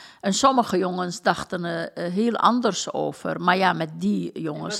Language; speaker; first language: Dutch; non-native, fluent; Turkish